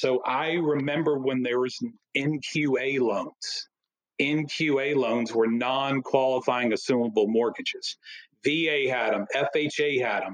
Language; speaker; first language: English; native; English